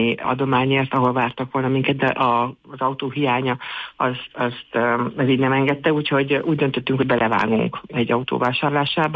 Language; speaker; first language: Hungarian; native; Hungarian